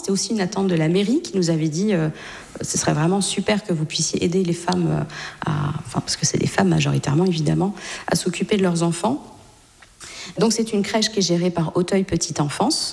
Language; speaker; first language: French; native; French